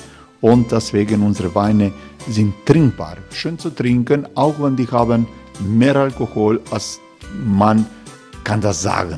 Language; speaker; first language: German; non-native, fluent; Croatian